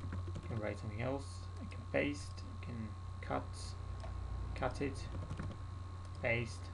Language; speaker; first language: English; non-native, fluent; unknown